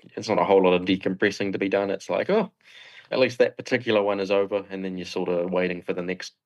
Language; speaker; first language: English; native; English